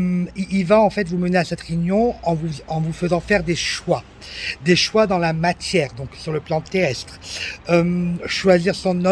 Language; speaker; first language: French; native; French